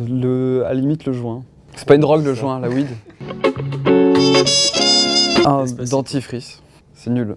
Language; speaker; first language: French; native; French